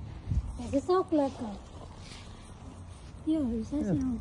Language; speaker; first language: German; non-native, learner; Filipino